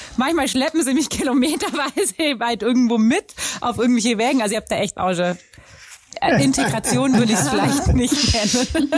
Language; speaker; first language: German; native; German